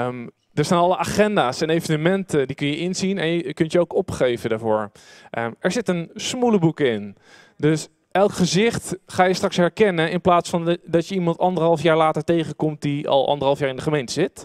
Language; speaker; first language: Dutch; native; Dutch